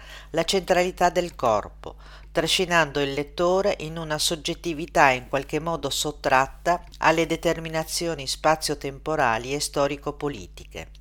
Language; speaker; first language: Italian; native; Italian